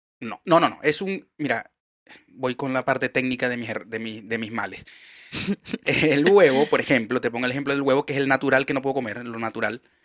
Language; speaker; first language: Spanish; native; Spanish